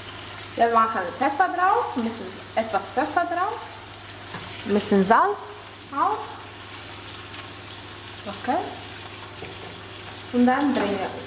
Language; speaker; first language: German; non-native, learner; Italian